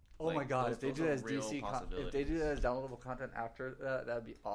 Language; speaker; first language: English; native; English